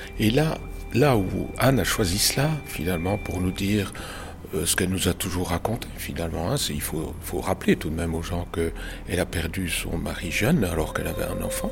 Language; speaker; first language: French; native; French